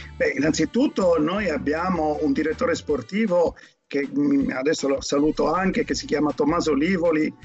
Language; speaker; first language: Italian; native; Italian